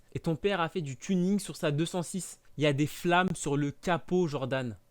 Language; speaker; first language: French; native; French